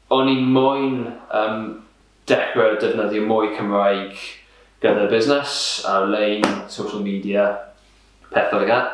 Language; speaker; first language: Welsh; non-native, local second language; English